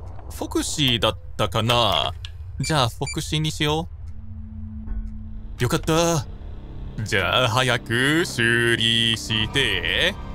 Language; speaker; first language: Japanese; non-native, fluent; English